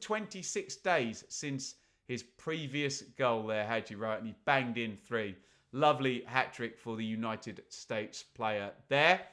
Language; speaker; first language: English; native; English